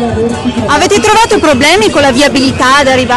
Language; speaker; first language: Italian; native; Italian